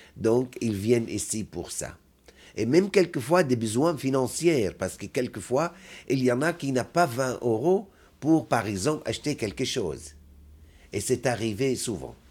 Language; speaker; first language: French; non-native, fluent; Arabic